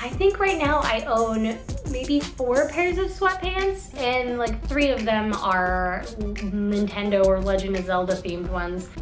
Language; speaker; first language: English; native; English